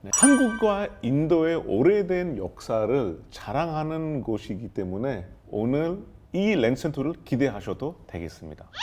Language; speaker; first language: Korean; non-native, fluent; Hindi